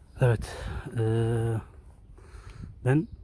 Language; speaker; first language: Turkish; early bilingual, heritage; Turkish